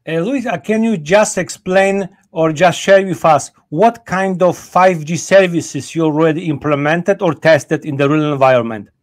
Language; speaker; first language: English; non-native, fluent; Polish